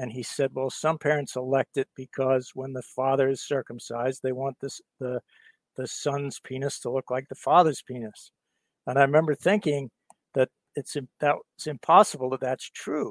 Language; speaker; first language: English; native; English